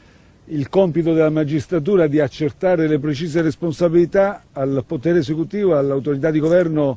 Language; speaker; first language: Italian; native; Italian